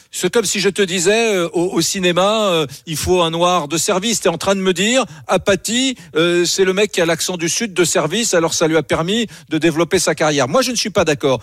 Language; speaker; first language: French; native; French